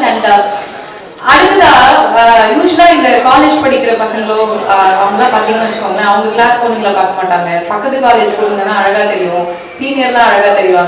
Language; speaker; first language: Tamil; native; Tamil